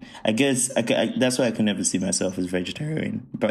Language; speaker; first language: English; non-native, local second language; Ganda